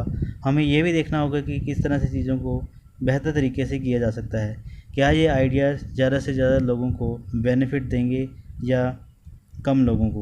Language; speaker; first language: Hindi; native; Hindi